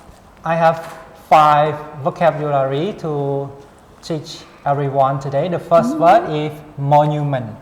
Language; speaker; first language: English; non-native, fluent; Khmer